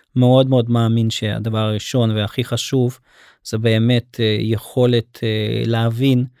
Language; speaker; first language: Hebrew; non-native, fluent; Russian